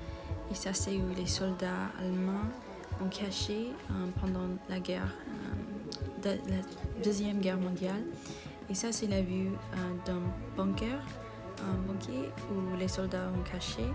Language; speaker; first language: French; non-native, learner; English